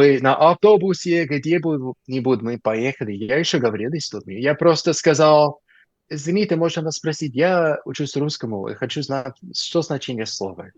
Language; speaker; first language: Russian; non-native, learner; English